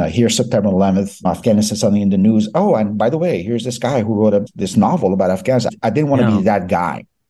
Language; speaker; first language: English; non-native, fluent; Persian